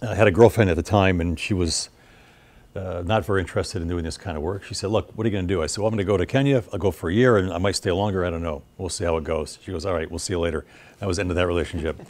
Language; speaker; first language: English; native; English